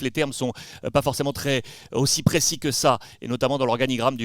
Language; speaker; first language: French; native; French